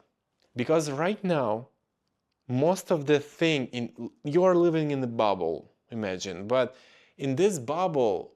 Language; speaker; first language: English; non-native, fluent; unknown